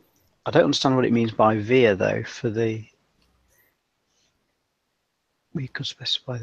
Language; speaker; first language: English; native; English